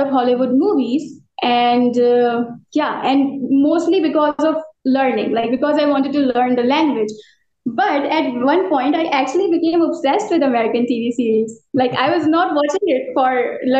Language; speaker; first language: English; non-native, local second language; Urdu